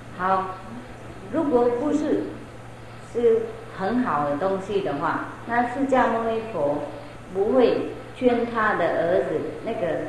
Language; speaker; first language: Chinese; non-native, fluent; Vietnamese